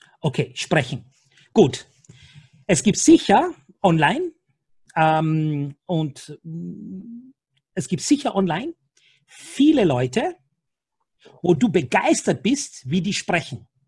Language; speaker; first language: German; non-native, fluent; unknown